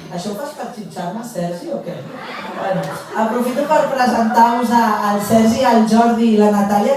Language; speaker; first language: Catalan; native; Catalan